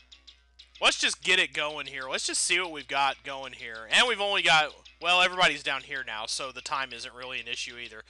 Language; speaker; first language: English; native; English